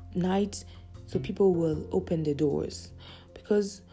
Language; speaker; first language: English; early bilingual, other home language; Lingala